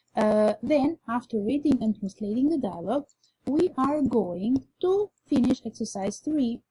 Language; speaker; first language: English; non-native, fluent; Albanian